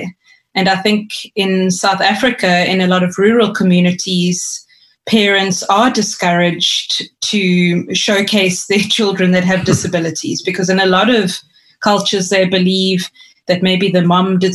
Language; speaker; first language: English; native; English